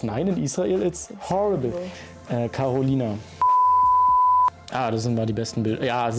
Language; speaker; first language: German; native; German